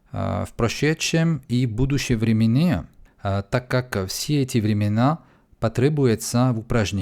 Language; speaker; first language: Russian; non-native, fluent; French